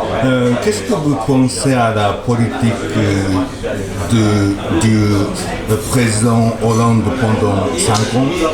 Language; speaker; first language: French; non-native, learner; Japanese